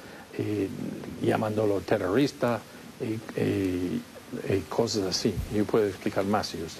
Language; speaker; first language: Spanish; non-native, fluent; English